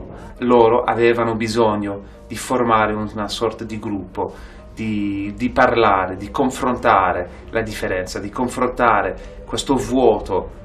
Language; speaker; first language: Italian; non-native, fluent; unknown